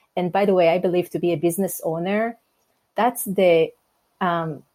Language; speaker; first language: English; non-native, fluent; Hebrew